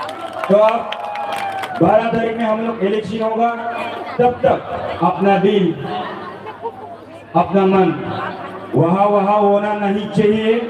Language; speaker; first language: Hindi; non-native, local second language; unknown